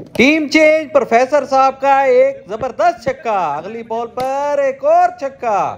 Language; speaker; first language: Urdu; native; Urdu